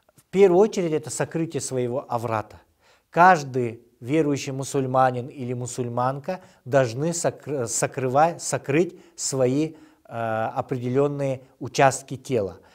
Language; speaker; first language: Russian; non-native, local second language; Kyrgyz